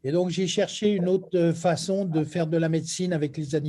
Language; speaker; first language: French; native; French